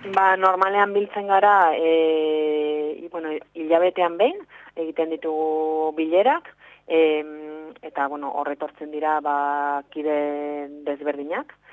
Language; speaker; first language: Basque; non-native, local second language; Spanish